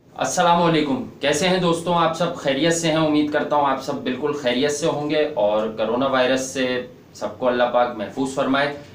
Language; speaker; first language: Urdu; native; Urdu